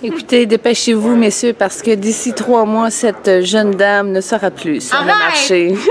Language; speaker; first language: French; native; French